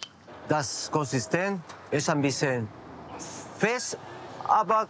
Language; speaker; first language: German; non-native, learner; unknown